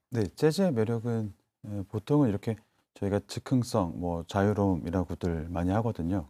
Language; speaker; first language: Korean; native; Korean